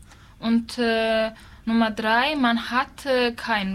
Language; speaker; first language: German; non-native, learner; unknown